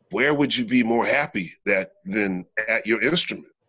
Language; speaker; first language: English; native; English